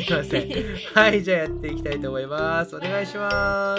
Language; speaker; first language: Japanese; native; Japanese